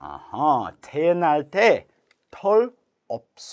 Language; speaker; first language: Korean; non-native, learner; English